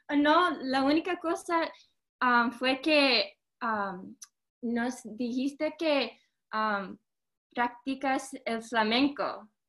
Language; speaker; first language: Spanish; early bilingual, heritage; Spanish